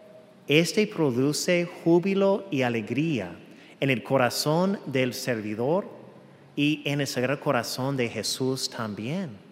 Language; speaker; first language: Spanish; non-native, fluent; English